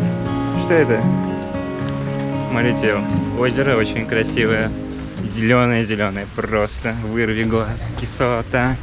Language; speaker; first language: Russian; native; Russian